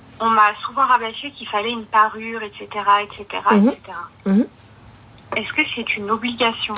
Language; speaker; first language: French; early bilingual, other home language; Arabic